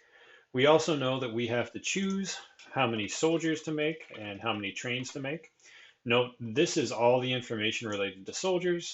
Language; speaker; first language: English; native; English